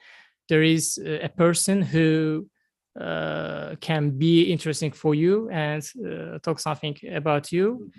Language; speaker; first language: English; non-native, learner; Azerbaijani